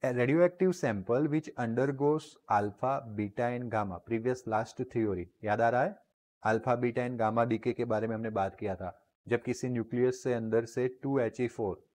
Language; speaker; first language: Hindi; non-native, local second language; Gujarati